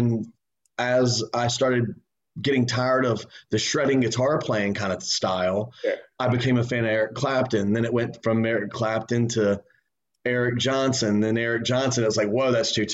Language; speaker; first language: English; native; English